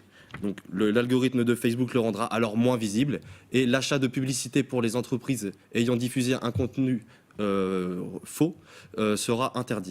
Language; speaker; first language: French; native; French